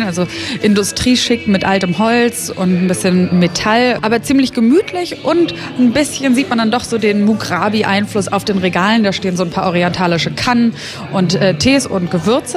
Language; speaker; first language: German; native; German